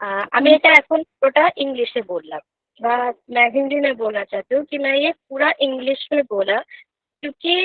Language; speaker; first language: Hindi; non-native, local second language; Bangla